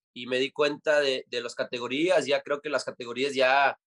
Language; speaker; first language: Spanish; early bilingual, heritage; Spanish